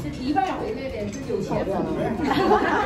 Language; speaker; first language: Chinese; native; Chinese